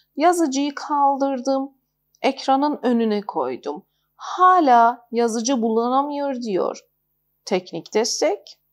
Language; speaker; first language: Turkish; non-native, fluent; Persian